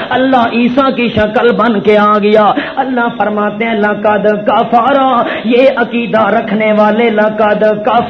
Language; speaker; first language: Urdu; non-native, local second language; Punjabi